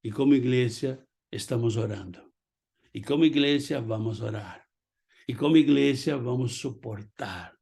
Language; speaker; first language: Spanish; non-native, fluent; Portuguese